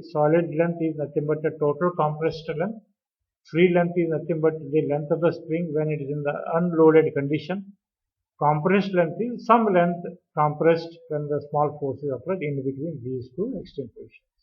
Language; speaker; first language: English; non-native, local second language; Kannada